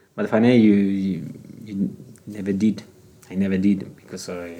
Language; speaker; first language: English; non-native, learner; Spanish